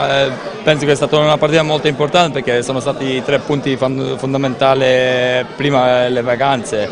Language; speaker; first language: Italian; non-native, fluent; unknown